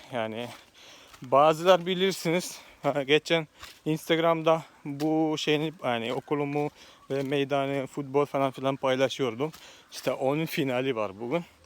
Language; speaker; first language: Turkish; non-native, fluent; Malayalam